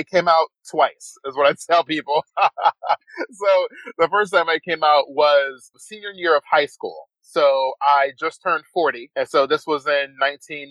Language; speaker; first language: English; native; English